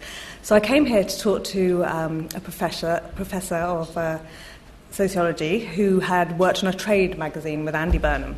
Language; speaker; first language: English; native; English